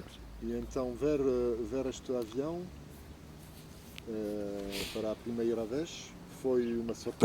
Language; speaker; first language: Portuguese; non-native, fluent; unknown